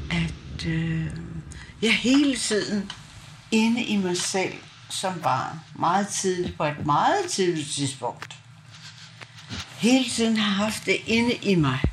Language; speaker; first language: Danish; non-native, local second language; Kalaallisut